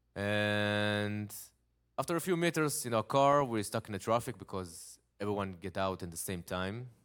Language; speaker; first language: English; non-native, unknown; Hebrew